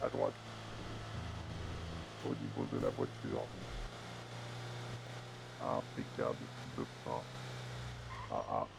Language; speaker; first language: French; native; French